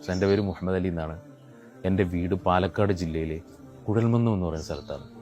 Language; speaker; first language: Malayalam; native; Malayalam